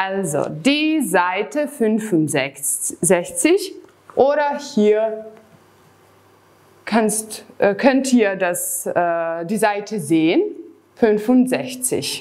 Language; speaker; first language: German; non-native, fluent; Serbian